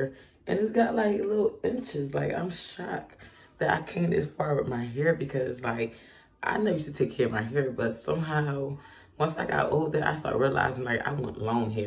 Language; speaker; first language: English; native; English